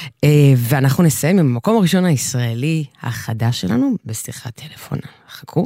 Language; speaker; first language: Hebrew; native; Hebrew